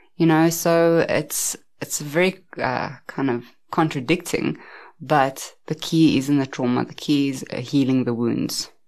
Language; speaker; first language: English; native; English